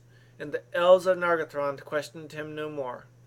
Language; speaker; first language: English; native; English